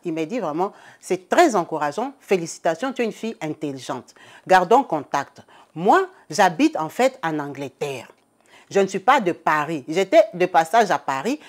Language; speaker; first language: French; non-native, local second language; Lingala